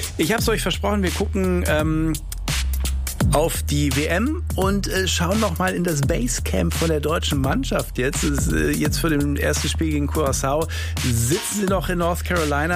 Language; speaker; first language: German; native; German